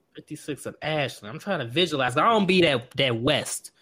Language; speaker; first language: English; native; English